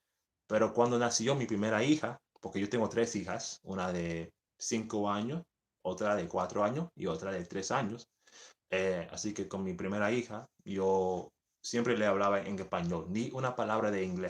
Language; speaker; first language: Spanish; early bilingual, heritage; English